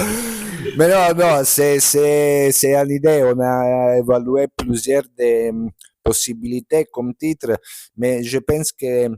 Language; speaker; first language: French; non-native, fluent; Italian